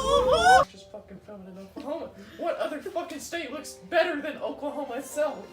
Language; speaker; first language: English; native; English